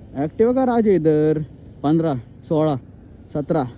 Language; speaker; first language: Hindi; non-native, local second language; Marathi